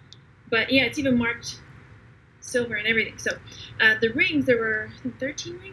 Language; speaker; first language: English; native; English